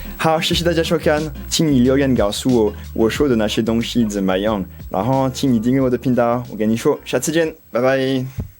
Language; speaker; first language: Chinese; non-native, fluent; French